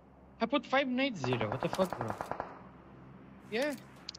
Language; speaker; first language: English; non-native, learner; Portuguese